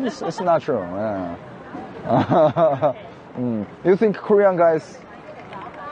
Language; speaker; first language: English; non-native, fluent; Korean